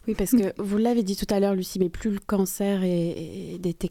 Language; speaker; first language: French; native; French